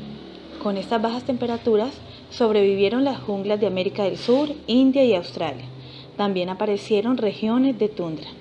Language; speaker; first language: Spanish; native; Spanish